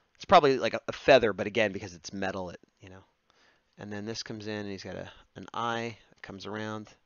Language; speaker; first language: English; native; English